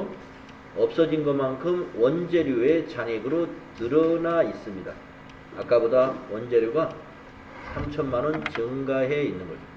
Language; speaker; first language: Korean; native; Korean